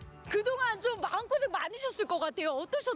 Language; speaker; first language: Korean; native; Korean